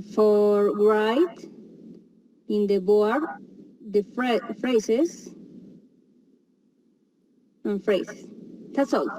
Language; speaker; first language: English; non-native, learner; Spanish